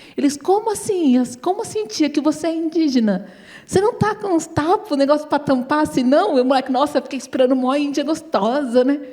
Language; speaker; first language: Portuguese; native; Portuguese